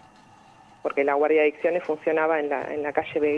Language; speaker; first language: Spanish; native; Spanish